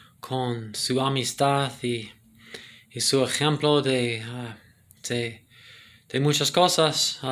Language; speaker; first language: Spanish; non-native, fluent; English